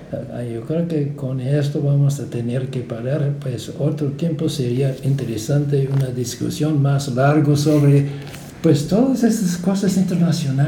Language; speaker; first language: Spanish; non-native, fluent; English